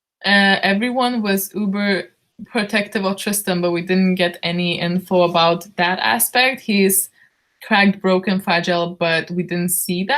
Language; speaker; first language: English; non-native, fluent; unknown